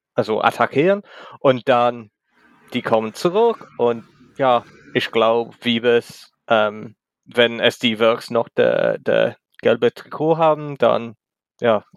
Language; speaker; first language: German; non-native, learner; English